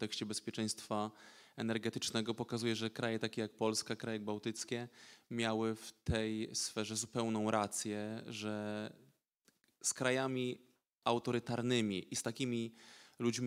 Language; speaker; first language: Polish; native; Polish